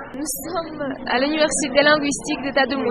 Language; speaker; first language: French; non-native, fluent; Russian